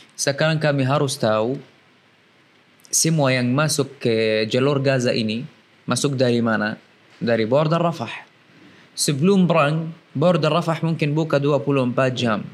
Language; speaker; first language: Indonesian; non-native, fluent; Arabic